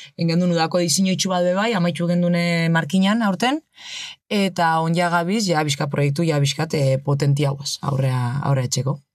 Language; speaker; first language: Basque; native; Basque